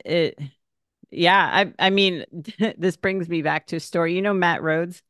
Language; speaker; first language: English; native; English